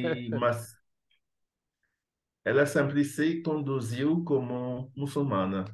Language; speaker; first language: Portuguese; non-native, fluent; English